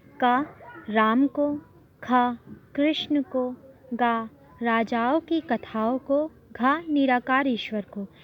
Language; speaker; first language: Hindi; native; Hindi